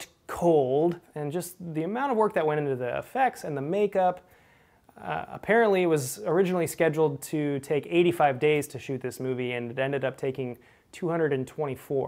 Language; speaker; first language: English; native; English